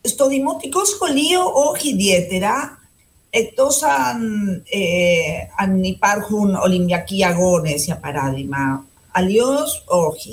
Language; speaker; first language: Greek; non-native, fluent; Spanish